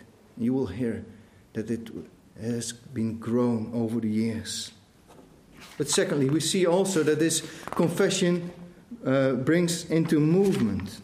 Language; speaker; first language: English; non-native, fluent; Dutch